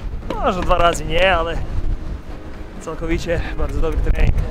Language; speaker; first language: Polish; non-native, learner; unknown